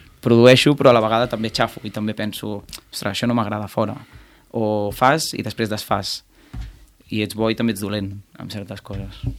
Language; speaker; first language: Catalan; native; Catalan